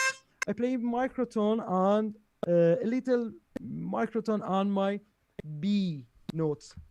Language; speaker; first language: English; non-native, learner; Persian